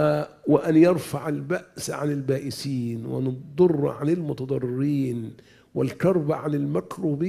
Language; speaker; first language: Arabic; native; Arabic